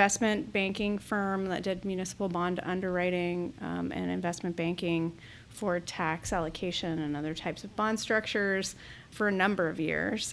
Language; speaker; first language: English; native; English